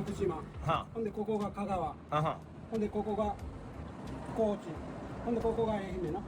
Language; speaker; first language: Japanese; native; Japanese